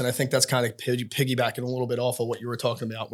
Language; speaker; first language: English; native; English